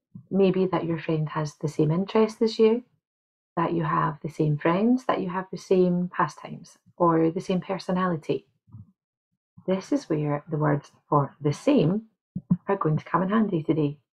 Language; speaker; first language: English; native; English